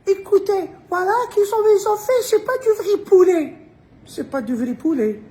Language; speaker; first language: French; non-native, local second language; Arabic